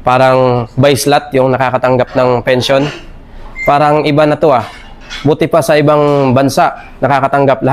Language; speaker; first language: Filipino; native; Filipino